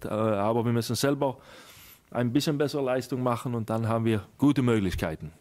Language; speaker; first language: German; non-native, fluent; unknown